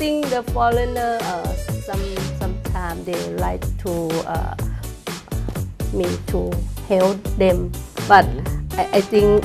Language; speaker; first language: English; non-native, learner; Thai